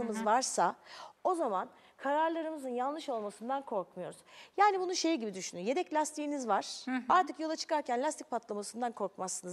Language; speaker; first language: Turkish; native; Turkish